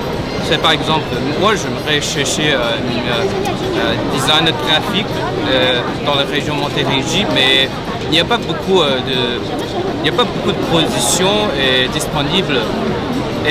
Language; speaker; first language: French; non-native, fluent; Chinese